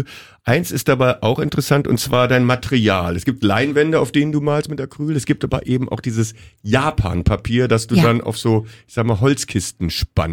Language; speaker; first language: German; native; German